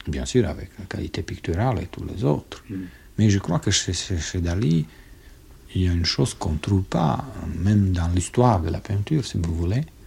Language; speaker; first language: French; non-native, fluent; Croatian